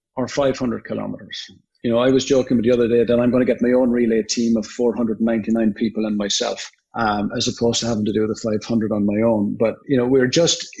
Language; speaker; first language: English; native; English